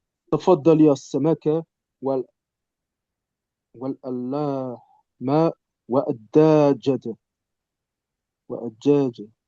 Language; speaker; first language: Arabic; non-native, learner; French